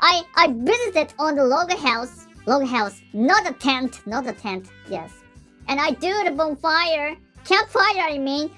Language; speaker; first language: English; non-native, learner; Japanese